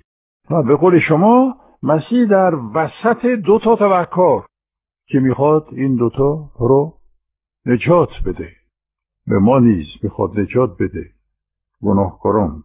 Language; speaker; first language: Persian; non-native, fluent; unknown